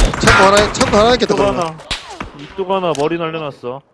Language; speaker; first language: Korean; native; Korean